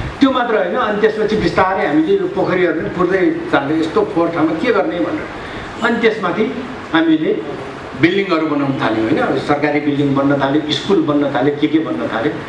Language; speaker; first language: Nepali; non-native, local second language; Newari